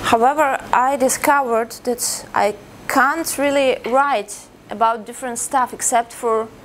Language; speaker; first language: English; non-native, fluent; Russian